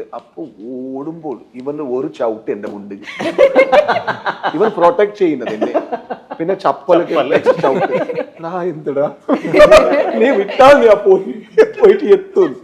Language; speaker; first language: Malayalam; non-native, learner; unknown